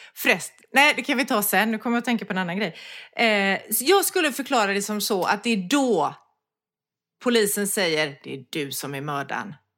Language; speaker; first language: Swedish; native; Swedish